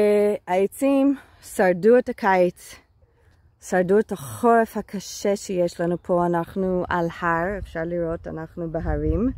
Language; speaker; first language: Hebrew; non-native, fluent; English